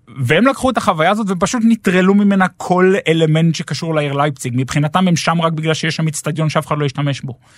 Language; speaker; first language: Hebrew; native; Hebrew